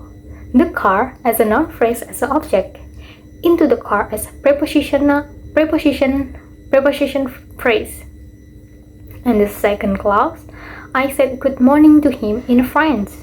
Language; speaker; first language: English; non-native, learner; Indonesian